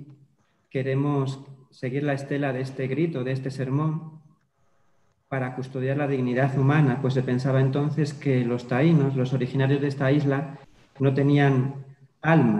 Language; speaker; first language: Spanish; native; Spanish